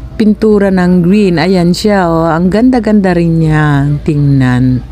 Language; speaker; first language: Filipino; native; Filipino